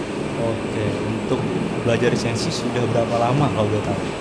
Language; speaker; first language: Indonesian; native; Indonesian